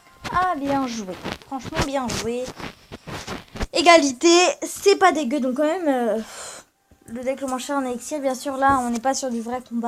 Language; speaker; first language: French; native; French